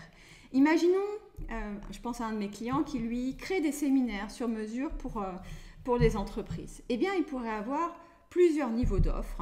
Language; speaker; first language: French; native; French